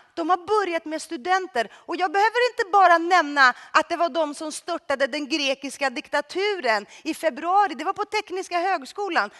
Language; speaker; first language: Swedish; early bilingual, other home language; Greek